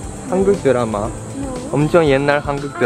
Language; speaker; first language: Korean; non-native, fluent; Japanese